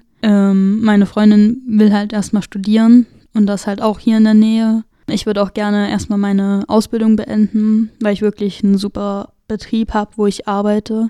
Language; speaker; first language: German; native; German